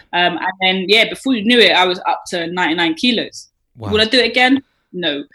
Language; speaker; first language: English; native; English